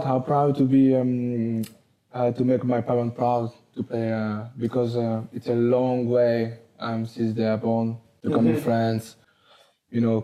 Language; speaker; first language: English; non-native, learner; French